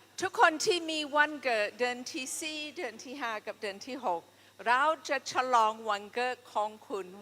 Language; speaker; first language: Thai; non-native, fluent; English